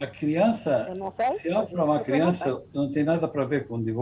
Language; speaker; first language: Portuguese; non-native, fluent; English